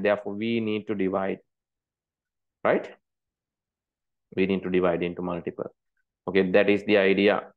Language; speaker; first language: English; non-native, local second language; Sinhala